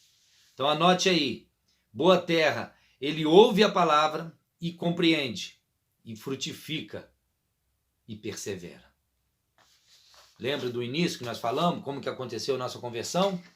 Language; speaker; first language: Portuguese; native; Portuguese